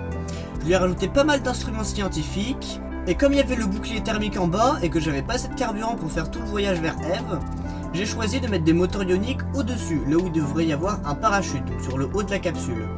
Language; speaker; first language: French; native; French